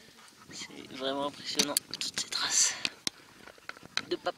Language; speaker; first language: French; native; French